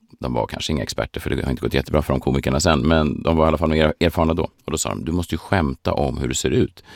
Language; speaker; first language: Swedish; early bilingual, other home language; Kurdish